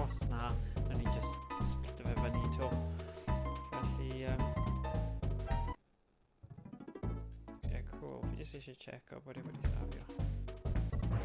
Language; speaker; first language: Welsh; native; Welsh